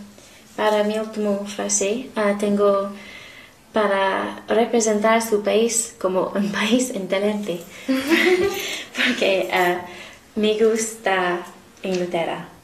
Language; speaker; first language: Spanish; non-native, learner; English